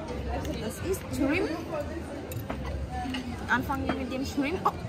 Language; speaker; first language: German; non-native, learner; Thai